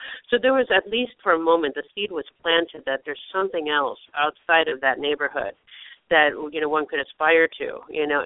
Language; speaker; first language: English; native; English